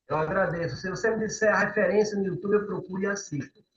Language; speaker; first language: Portuguese; native; Portuguese